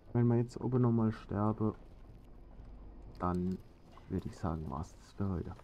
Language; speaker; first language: German; native; German